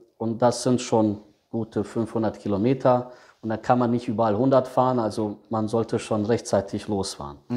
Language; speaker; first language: German; early bilingual, other home language; Serbian